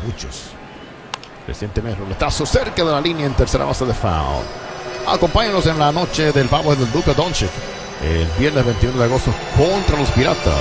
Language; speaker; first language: Spanish; native; Spanish